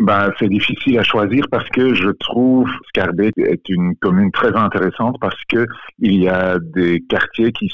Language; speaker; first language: French; non-native, local second language; Dutch